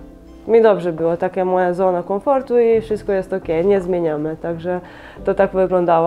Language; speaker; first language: Polish; non-native, fluent; Serbian